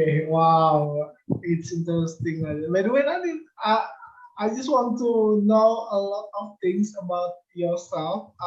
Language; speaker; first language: English; non-native, learner; Indonesian